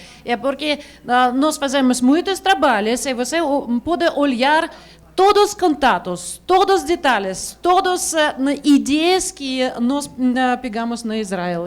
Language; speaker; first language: Portuguese; non-native, learner; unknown